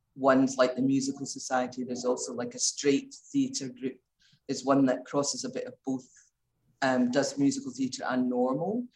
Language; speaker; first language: English; native; English